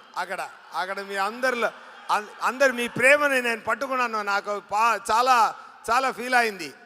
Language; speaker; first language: Telugu; non-native, learner; Tamil